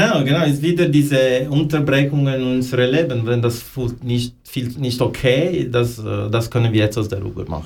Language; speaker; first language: German; non-native, learner; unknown